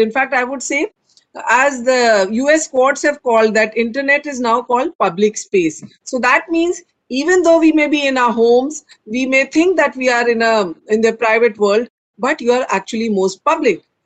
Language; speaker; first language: English; non-native, local second language; Hindi